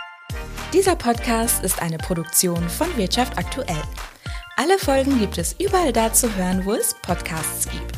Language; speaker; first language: German; native; German